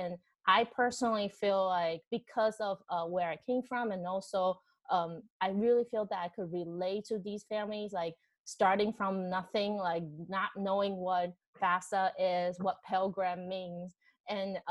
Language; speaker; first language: English; non-native, fluent; Chinese